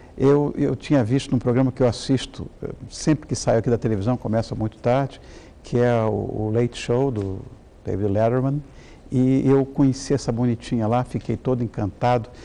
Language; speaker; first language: Portuguese; native; Portuguese